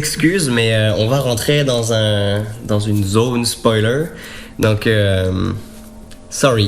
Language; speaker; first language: French; native; French